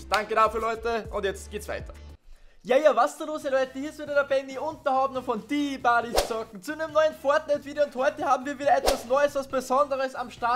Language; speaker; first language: German; native; German